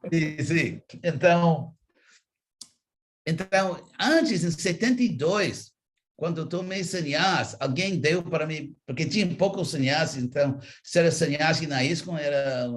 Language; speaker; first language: Portuguese; non-native, fluent; English